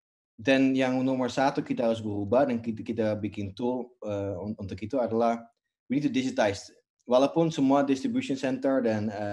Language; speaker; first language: Indonesian; non-native, fluent; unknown